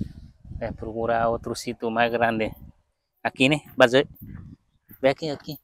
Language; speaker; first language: Spanish; non-native, learner; Vietnamese